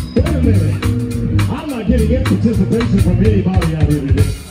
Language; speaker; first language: English; native; English